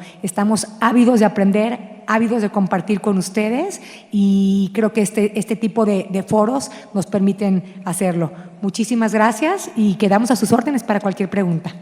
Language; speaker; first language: Spanish; native; Spanish